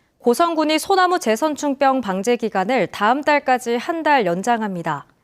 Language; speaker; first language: Korean; native; Korean